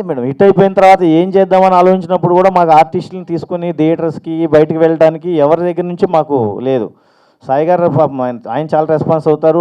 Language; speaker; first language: Telugu; native; Telugu